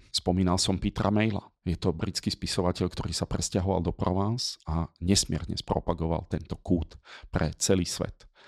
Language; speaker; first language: Slovak; native; Slovak